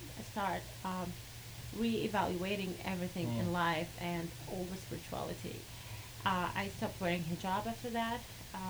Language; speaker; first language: English; non-native, fluent; Arabic